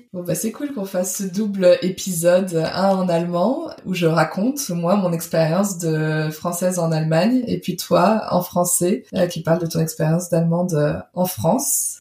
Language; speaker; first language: French; native; French